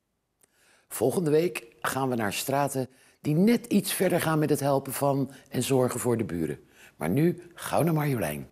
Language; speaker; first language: Dutch; native; Dutch